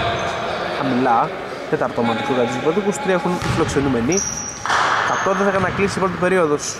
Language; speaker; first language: Greek; native; Greek